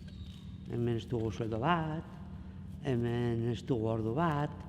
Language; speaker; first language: Basque; non-native, local second language; Spanish